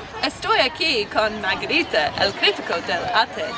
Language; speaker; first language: Spanish; non-native, learner; English